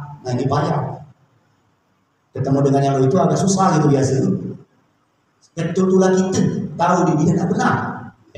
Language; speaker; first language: Malay; native; Malay